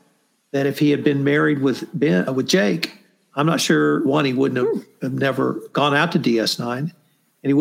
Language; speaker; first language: English; native; English